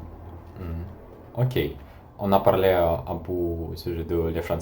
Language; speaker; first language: French; non-native, learner; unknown